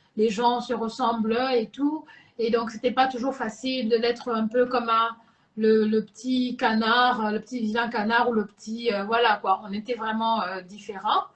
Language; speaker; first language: French; non-native, local second language; Lingala